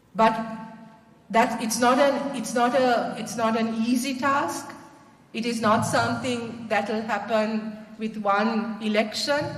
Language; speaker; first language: English; non-native, local second language; Sinhala